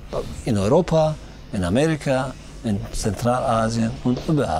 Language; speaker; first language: German; non-native, learner; Tajik